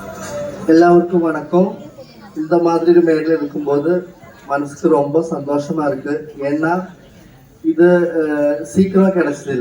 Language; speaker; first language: Tamil; non-native, learner; Malayalam